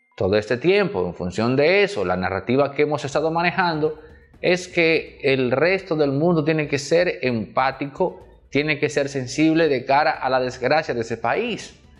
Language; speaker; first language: Spanish; native; Spanish